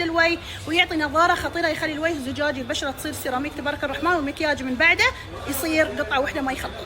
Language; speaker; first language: Arabic; native; Arabic